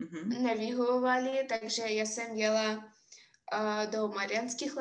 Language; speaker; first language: Czech; non-native, fluent; Russian